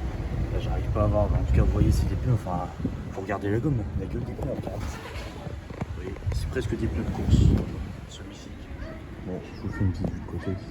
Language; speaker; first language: French; native; French